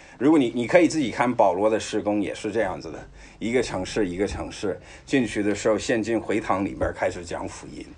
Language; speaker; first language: Chinese; non-native, fluent; English